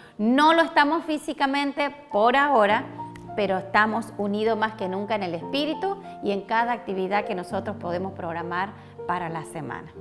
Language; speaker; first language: Spanish; native; Spanish